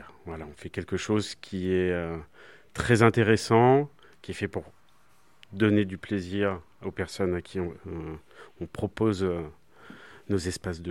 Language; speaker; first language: French; native; French